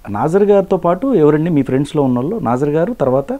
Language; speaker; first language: Telugu; native; Telugu